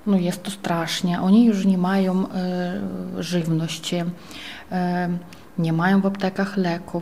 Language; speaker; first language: Polish; non-native, fluent; Ukrainian